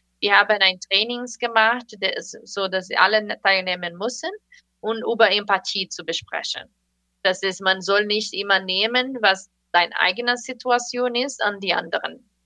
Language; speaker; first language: German; non-native, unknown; Portuguese